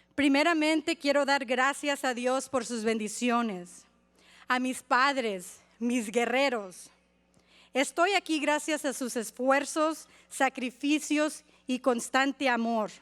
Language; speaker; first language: Spanish; early bilingual, heritage; Spanish